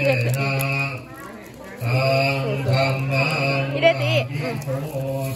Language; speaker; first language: Japanese; non-native, fluent; Thai